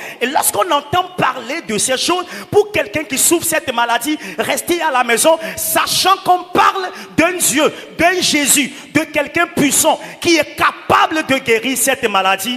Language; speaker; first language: French; non-native, local second language; Ewe